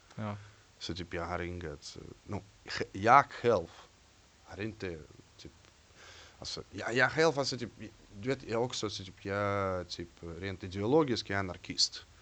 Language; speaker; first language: Swedish; non-native, fluent; Russian